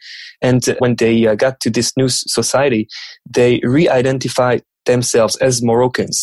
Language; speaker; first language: English; non-native, fluent; French